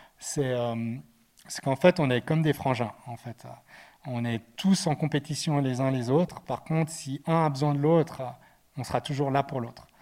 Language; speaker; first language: French; native; French